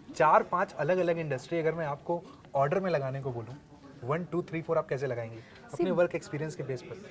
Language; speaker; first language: Hindi; native; Hindi